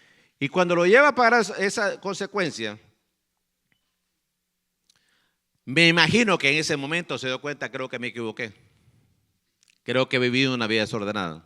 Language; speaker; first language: Spanish; native; Spanish